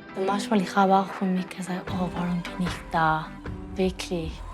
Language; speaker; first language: German; non-native, learner; Persian